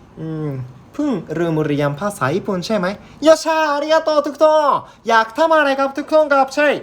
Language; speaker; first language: Thai; non-native, learner; Japanese